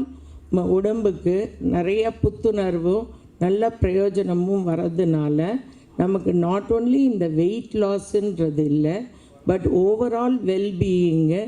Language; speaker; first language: Tamil; native; Tamil